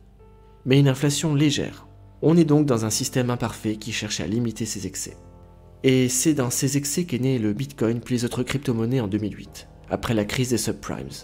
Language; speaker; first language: French; native; French